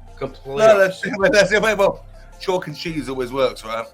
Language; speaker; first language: English; native; English